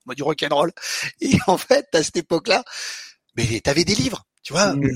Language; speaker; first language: French; early bilingual, other home language; Portuguese